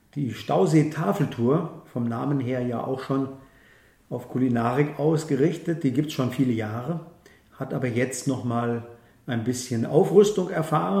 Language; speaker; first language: German; native; German